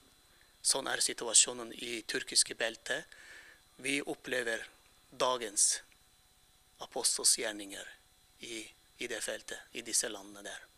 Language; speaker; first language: Norwegian; non-native, fluent; Turkmen